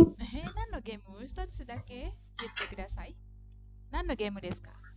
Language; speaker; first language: Japanese; non-native, fluent; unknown